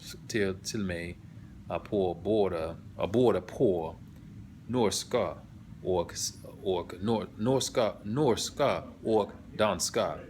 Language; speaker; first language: Swedish; non-native, learner; English